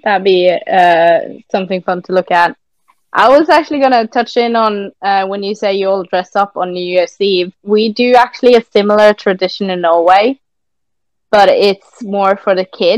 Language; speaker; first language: English; non-native, fluent; Norwegian